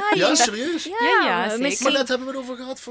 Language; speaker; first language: Dutch; native; Dutch